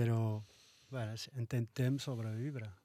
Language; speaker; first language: Catalan; non-native, learner; Arabic